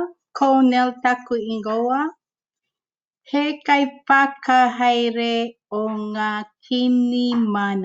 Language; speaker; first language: Māori; non-native, learner; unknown